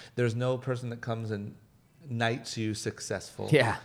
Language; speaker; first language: English; native; English